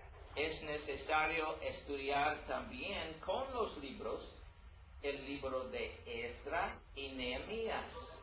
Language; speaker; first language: Spanish; non-native, learner; English